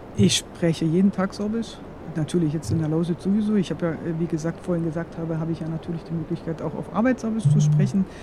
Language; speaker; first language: German; non-native, local second language; Upper Sorbian